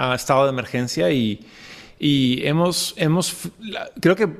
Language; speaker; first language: Spanish; native; Spanish